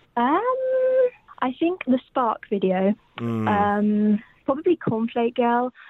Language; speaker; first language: English; native; English